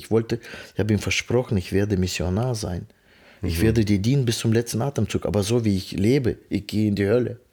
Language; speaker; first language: German; non-native, fluent; Russian